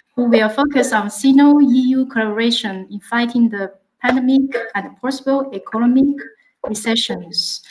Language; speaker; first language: English; non-native, fluent; Chinese